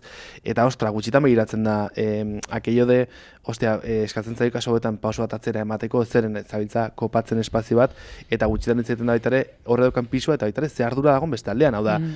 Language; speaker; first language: Basque; native; Basque